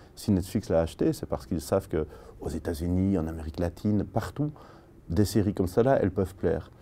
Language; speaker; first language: French; native; French